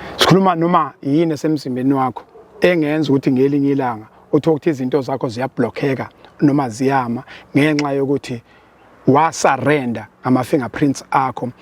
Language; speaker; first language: Zulu; native; Zulu